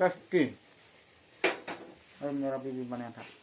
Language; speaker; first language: Hindi; non-native, local second language; Bodo